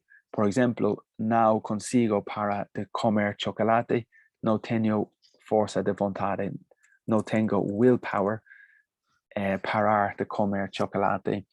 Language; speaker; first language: Portuguese; non-native, fluent; Spanish